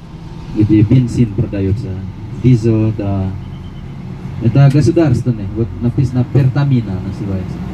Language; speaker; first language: Russian; non-native, fluent; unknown